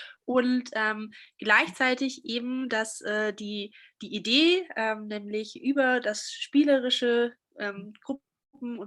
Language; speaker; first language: German; native; German